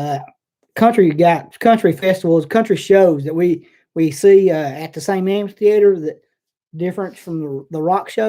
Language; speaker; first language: English; native; English